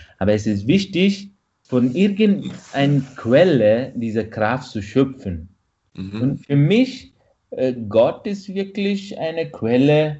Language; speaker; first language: German; non-native, fluent; Malayalam